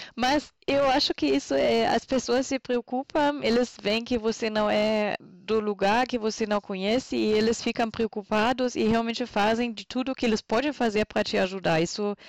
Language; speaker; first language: Portuguese; non-native, fluent; German